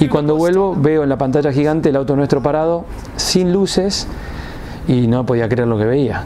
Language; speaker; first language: Spanish; native; Spanish